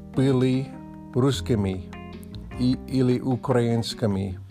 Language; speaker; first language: Russian; non-native, learner; English